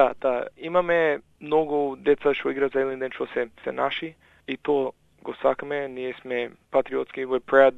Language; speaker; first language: Macedonian; early bilingual, heritage; Macedonian